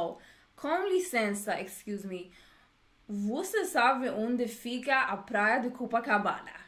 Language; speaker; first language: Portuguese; non-native, learner; English